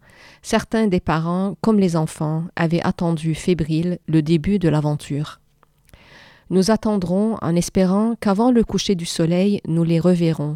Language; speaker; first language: French; non-native, fluent; Arabic